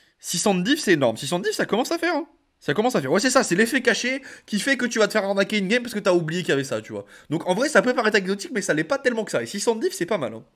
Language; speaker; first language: French; native; French